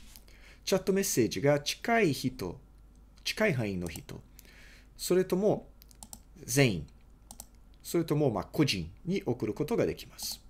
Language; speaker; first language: Japanese; non-native, fluent; Portuguese